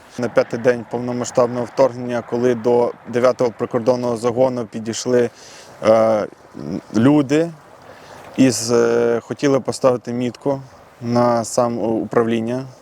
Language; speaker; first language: Ukrainian; non-native, local second language; Russian